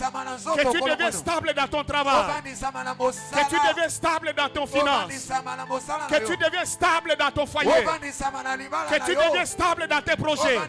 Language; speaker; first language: French; non-native, local second language; Lingala